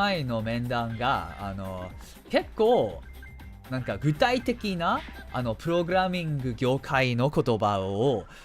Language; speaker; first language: Japanese; non-native, learner; English